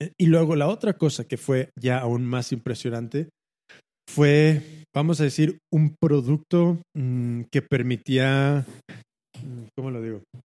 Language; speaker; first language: Spanish; early bilingual, heritage; Spanish